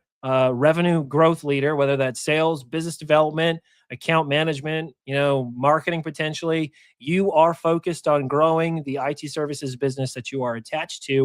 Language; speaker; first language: English; native; English